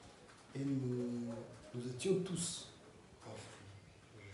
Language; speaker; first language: French; non-native, learner; Kinyarwanda